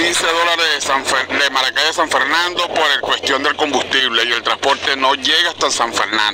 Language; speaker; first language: Spanish; native; Spanish